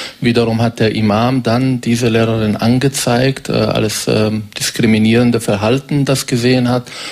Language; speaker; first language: German; non-native, fluent; Arabic